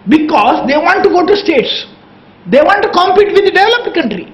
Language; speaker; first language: English; non-native, local second language; Kannada